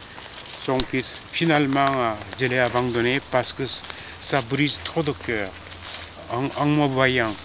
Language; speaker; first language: French; non-native, fluent; Korean